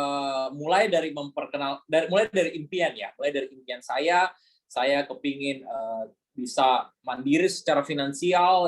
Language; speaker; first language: Indonesian; native; Indonesian